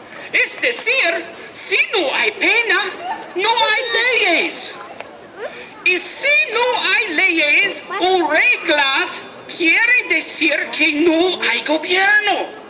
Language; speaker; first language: Spanish; non-native, learner; English